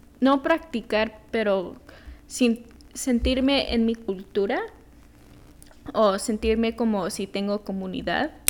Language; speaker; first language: Spanish; early bilingual, heritage; Spanish